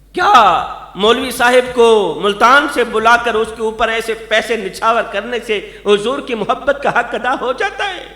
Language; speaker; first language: Urdu; non-native, local second language; Saraiki